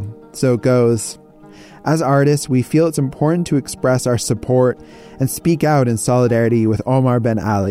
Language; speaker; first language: English; native; English